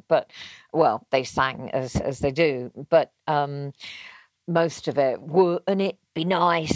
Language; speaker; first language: English; native; English